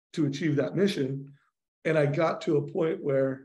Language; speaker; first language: English; native; English